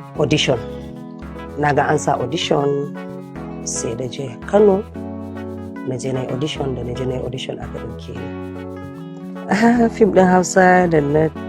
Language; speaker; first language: Hausa; non-native, local second language; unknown